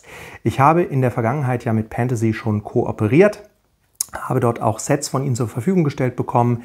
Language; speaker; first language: German; native; German